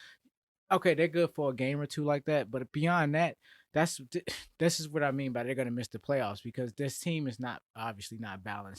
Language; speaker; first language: English; native; English